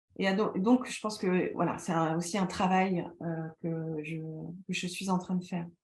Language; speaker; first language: French; native; French